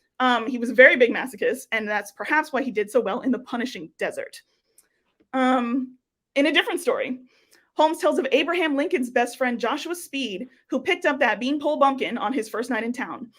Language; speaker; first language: English; native; English